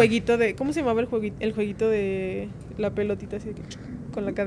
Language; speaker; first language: Spanish; native; Spanish